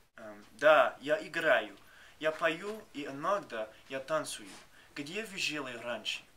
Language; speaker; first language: Russian; non-native, learner; English